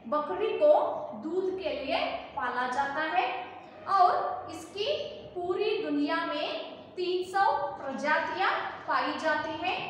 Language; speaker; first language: Hindi; non-native, local second language; Kannada